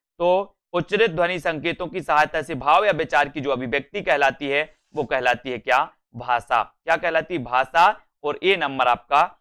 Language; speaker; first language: Hindi; native; Hindi